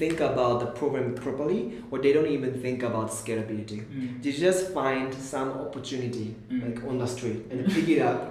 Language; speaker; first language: English; non-native, fluent; Japanese